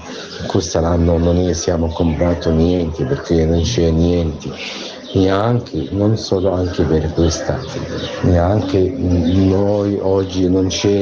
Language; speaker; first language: Italian; non-native, learner; Arabic